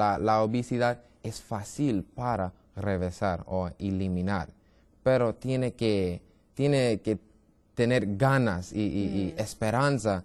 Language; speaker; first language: Spanish; non-native, learner; English